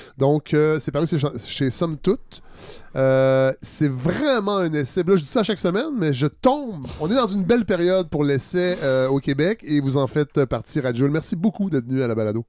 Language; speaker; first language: French; native; French